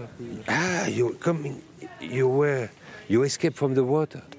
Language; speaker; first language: English; non-native, learner; French